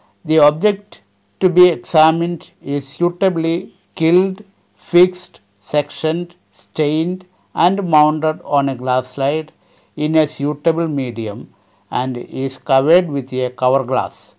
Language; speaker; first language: English; non-native, local second language; Malayalam